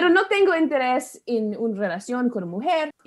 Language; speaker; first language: Spanish; non-native, learner; English